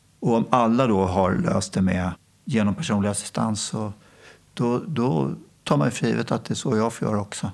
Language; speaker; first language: Swedish; native; Swedish